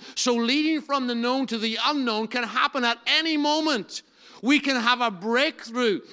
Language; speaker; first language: English; native; English